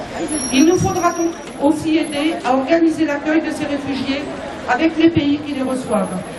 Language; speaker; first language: French; native; French